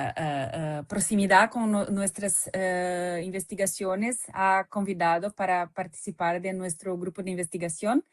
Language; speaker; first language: Spanish; non-native, fluent; Portuguese